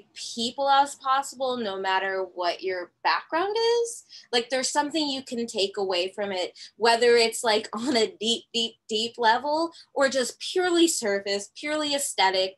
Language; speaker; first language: English; native; English